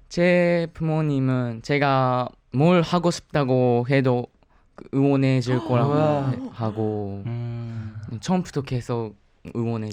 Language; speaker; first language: Korean; non-native, fluent; Japanese